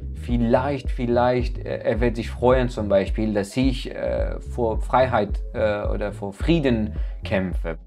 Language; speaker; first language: German; non-native, learner; Persian